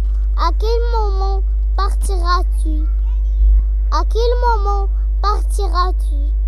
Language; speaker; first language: French; non-native, local second language; Arabic